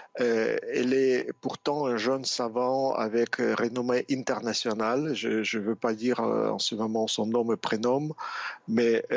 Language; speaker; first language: French; non-native, fluent; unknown